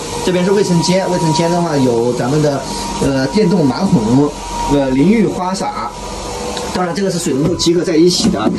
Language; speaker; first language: Chinese; native; Chinese